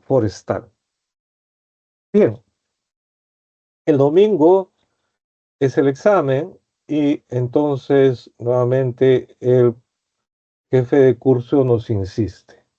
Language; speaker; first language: Spanish; native; Spanish